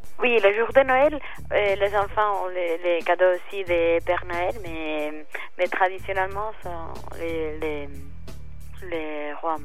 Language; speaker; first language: French; non-native, fluent; Spanish